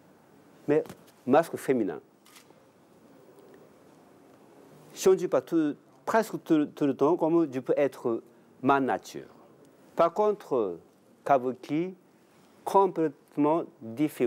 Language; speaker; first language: French; non-native, learner; Japanese